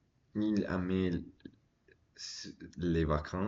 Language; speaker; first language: French; non-native, learner; Spanish